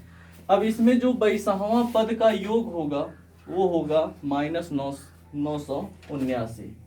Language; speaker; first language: Hindi; native; Hindi